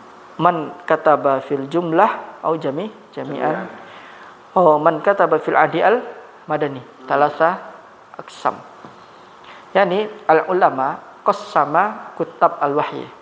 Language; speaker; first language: Arabic; non-native, fluent; Malay